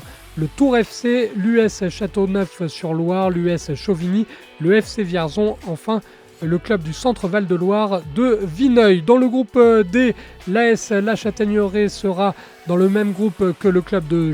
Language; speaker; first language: French; native; French